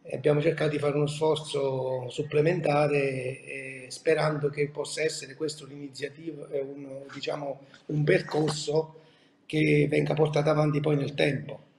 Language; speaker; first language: Italian; native; Italian